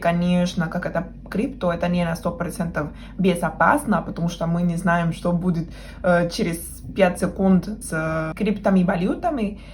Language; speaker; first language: Russian; non-native, fluent; Spanish